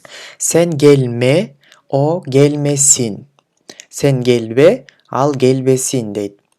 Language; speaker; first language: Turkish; non-native, fluent; Kyrgyz